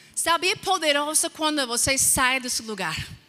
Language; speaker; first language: Portuguese; non-native, fluent; English